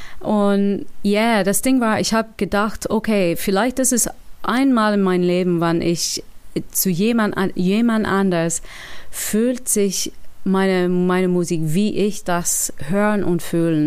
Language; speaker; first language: German; non-native, learner; English